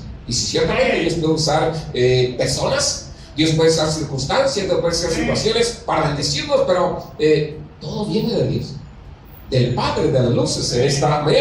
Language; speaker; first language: Spanish; native; Spanish